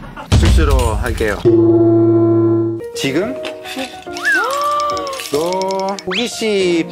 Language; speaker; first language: Korean; non-native, learner; Italian